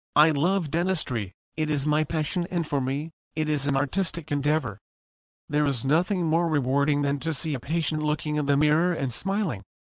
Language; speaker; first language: English; non-native, fluent; Spanish